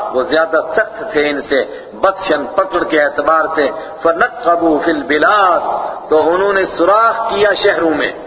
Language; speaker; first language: Urdu; non-native, local second language; Punjabi